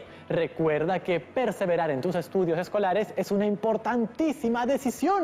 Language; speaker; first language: Spanish; native; Spanish